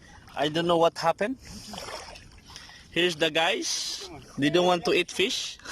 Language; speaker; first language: English; non-native, local second language; Filipino